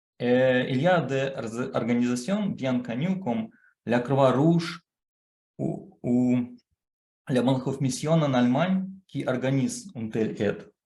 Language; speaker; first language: French; non-native, fluent; Russian